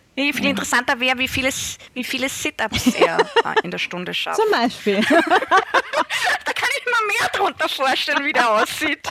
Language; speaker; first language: German; native; German